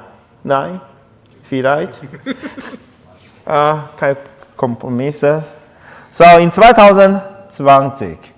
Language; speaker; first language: German; non-native, learner; Chinese